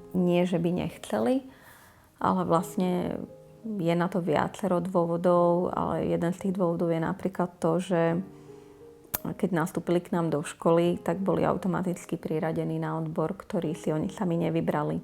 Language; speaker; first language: Slovak; native; Slovak